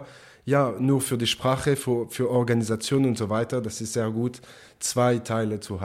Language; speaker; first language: German; non-native, local second language; French